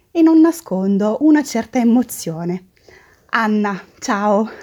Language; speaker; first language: Italian; non-native, fluent; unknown